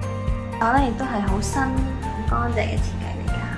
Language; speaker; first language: Chinese; native; Chinese